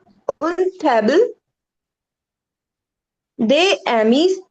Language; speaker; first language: French; non-native, learner; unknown